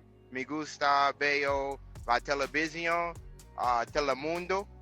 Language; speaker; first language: Spanish; non-native, learner; English